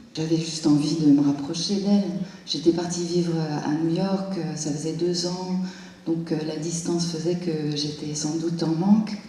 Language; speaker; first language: French; native; French